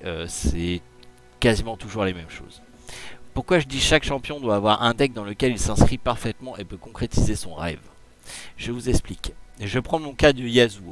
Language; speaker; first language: French; native; French